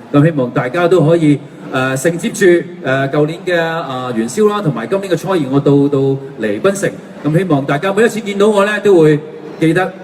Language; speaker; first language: Cantonese; native; Cantonese